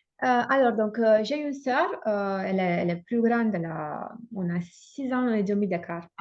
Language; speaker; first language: French; non-native, fluent; Romanian